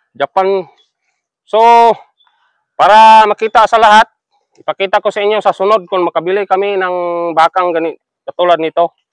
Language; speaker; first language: Filipino; non-native, local second language; Cebuano